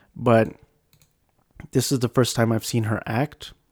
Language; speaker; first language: English; native; English